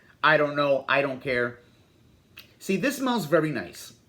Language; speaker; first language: English; native; English